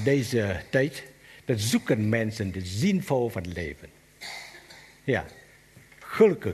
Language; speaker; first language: Dutch; non-native, learner; Vietnamese